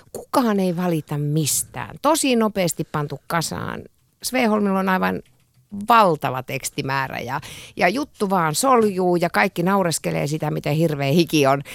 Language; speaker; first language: Finnish; native; Finnish